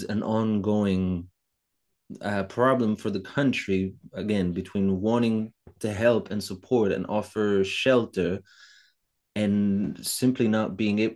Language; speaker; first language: English; non-native, fluent; Italian